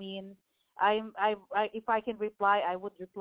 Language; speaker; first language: English; non-native, local second language; Filipino